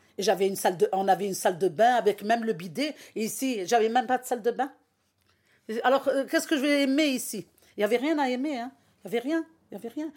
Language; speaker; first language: French; non-native, local second language; Arabic